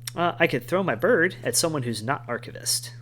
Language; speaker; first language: English; native; English